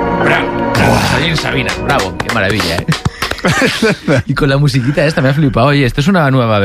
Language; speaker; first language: Spanish; native; Spanish